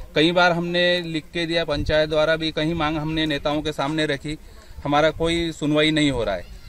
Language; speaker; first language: Hindi; native; Hindi